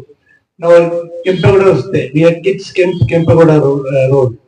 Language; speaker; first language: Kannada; non-native, local second language; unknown